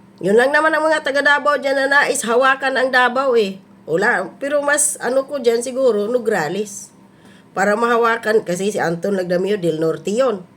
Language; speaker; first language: Filipino; non-native, local second language; Cebuano